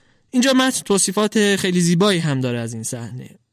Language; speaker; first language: Persian; native; Persian